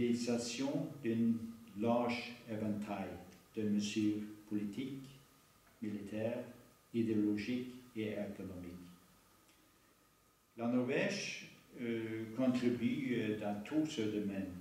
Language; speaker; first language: French; non-native, fluent; Norwegian